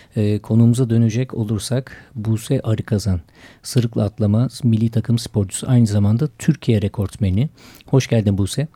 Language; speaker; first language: Turkish; native; Turkish